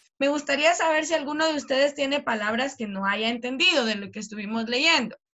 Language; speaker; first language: Spanish; native; Spanish